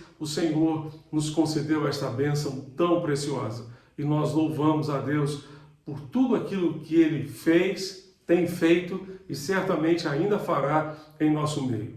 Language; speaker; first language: Portuguese; native; Portuguese